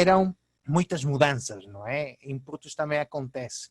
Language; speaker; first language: Portuguese; early bilingual, heritage; Portuguese